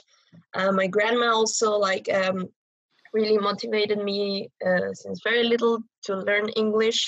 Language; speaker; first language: English; non-native, fluent; Spanish